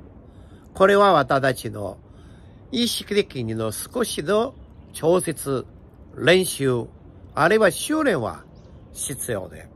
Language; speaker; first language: Japanese; non-native, learner; Chinese